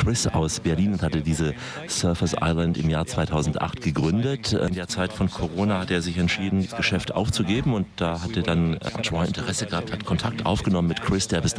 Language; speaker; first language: German; native; German